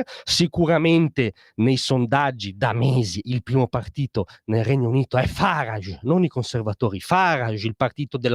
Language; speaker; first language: Italian; native; Italian